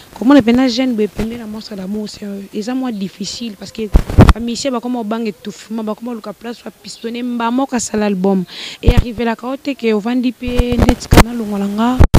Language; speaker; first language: Lingala; native; Lingala